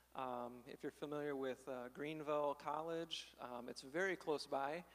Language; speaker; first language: English; native; English